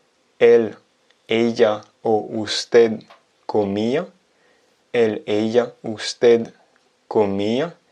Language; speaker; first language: Spanish; non-native, fluent; French